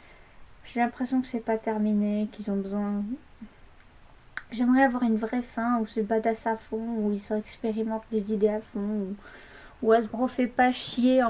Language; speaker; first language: French; native; French